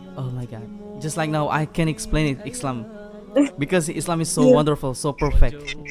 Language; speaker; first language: English; non-native, learner; Indonesian